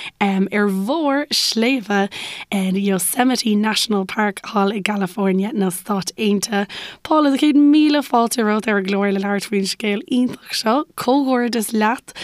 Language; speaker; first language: Irish; native; Irish